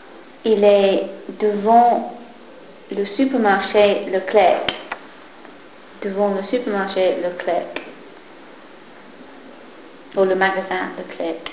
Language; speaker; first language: French; non-native, fluent; English